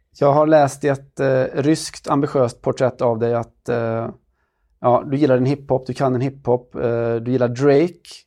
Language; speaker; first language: Swedish; native; Swedish